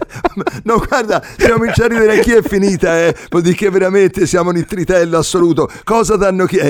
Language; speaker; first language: Italian; native; Italian